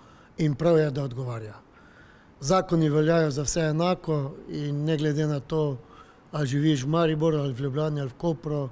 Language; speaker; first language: Slovenian; native; Slovenian